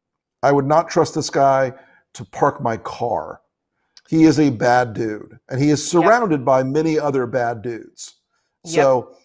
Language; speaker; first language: English; native; English